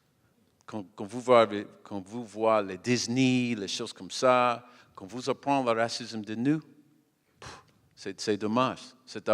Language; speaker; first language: French; non-native, learner; English